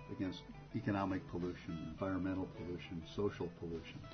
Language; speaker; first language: English; native; English